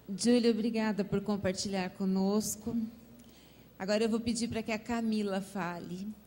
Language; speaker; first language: Portuguese; native; Portuguese